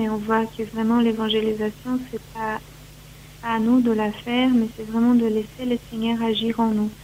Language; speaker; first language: French; non-native, fluent; Portuguese